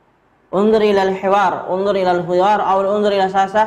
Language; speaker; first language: Arabic; non-native, fluent; Indonesian